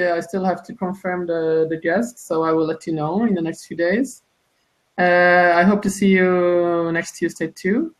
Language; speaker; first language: English; non-native, fluent; Italian